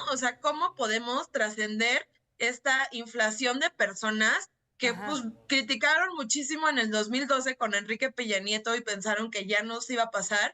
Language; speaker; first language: Spanish; native; Spanish